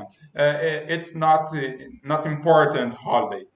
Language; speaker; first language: English; non-native, learner; Portuguese